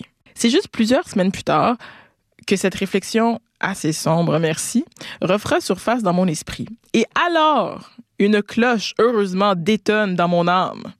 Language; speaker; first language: French; native; French